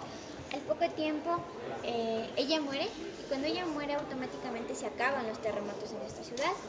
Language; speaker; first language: Spanish; native; Spanish